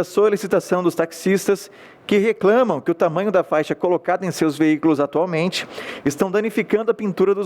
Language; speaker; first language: Portuguese; native; Portuguese